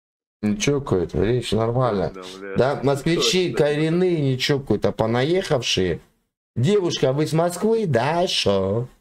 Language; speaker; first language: Russian; native; Russian